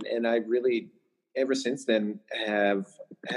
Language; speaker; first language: English; native; English